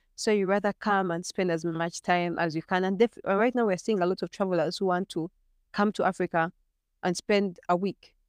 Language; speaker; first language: English; non-native, local second language; Ganda